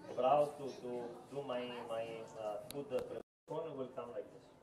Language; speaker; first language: English; non-native, learner; Italian